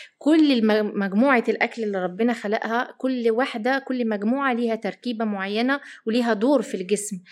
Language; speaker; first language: Arabic; early bilingual, heritage; Arabic